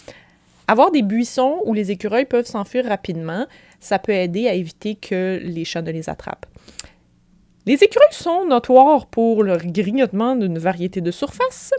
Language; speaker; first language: French; native; French